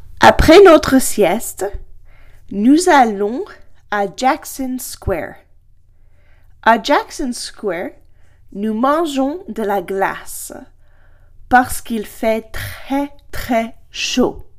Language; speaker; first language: French; non-native, fluent; English